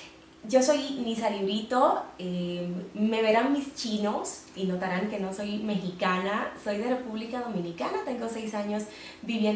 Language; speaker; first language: Spanish; native; Spanish